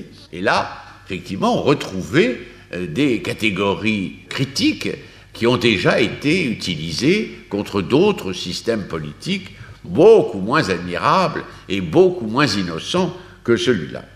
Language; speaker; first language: French; native; French